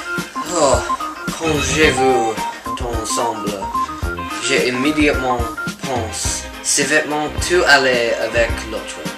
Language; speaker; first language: French; non-native, learner; English